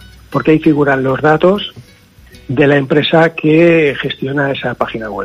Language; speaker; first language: Spanish; native; Spanish